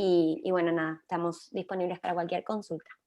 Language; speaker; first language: Spanish; native; Spanish